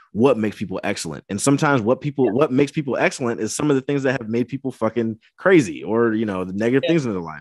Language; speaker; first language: English; native; English